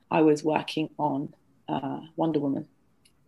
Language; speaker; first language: English; native; English